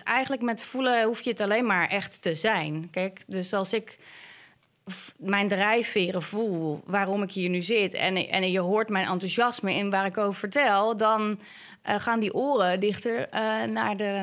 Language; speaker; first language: Dutch; native; Dutch